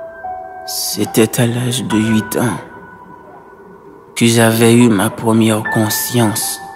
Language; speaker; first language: French; non-native, local second language; Haitian Creole